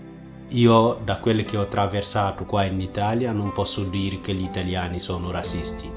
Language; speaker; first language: Italian; non-native, fluent; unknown